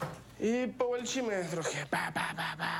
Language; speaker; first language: Polish; non-native, learner; Russian